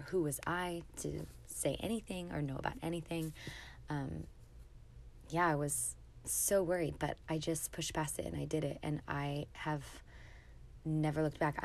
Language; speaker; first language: English; native; English